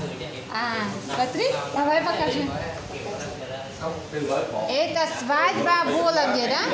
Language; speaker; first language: Russian; non-native, learner; Vietnamese